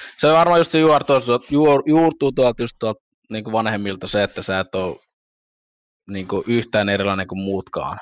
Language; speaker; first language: Finnish; early bilingual, other home language; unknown